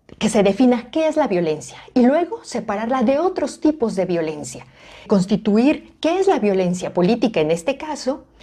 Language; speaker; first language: Spanish; native; Spanish